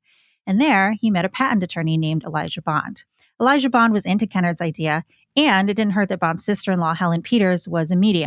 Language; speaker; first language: English; native; English